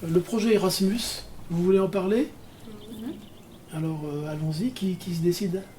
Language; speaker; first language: French; native; French